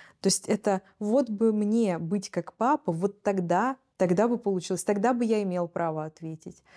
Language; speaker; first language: Russian; native; Russian